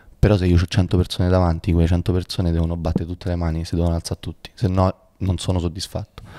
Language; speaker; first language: Italian; native; Italian